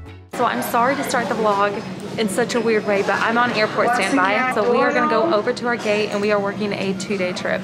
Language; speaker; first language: English; native; English